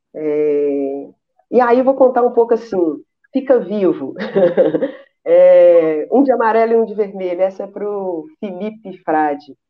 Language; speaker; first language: Portuguese; native; Portuguese